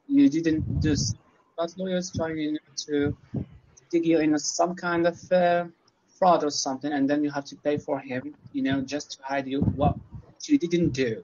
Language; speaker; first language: English; non-native, learner; Arabic